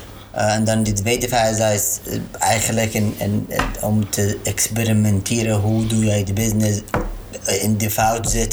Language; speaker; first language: Dutch; non-native, learner; Arabic